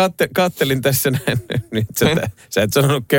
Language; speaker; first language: Finnish; native; Finnish